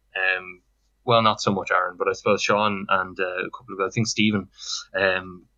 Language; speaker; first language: English; native; English